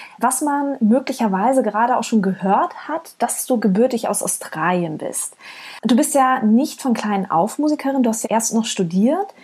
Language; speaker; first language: German; native; German